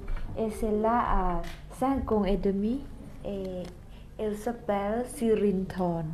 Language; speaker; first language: French; non-native, fluent; Thai